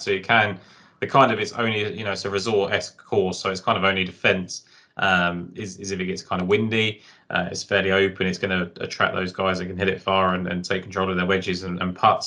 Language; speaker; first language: English; native; English